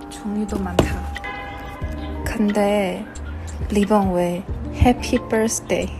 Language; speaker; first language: Korean; non-native, learner; Chinese